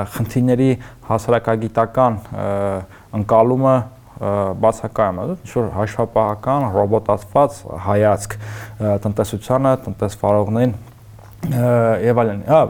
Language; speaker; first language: Armenian; native; Armenian